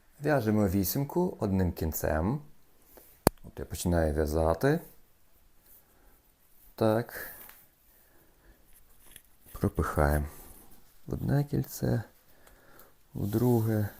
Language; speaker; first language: Ukrainian; native; Ukrainian